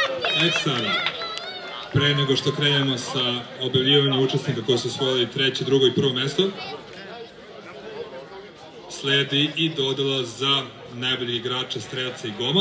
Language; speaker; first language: Croatian; native; Croatian